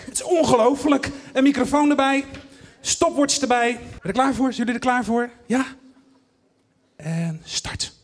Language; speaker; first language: Dutch; native; Dutch